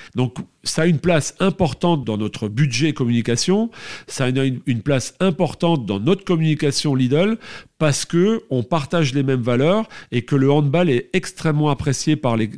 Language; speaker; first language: French; native; French